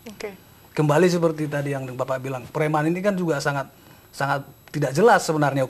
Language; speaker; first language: Indonesian; native; Indonesian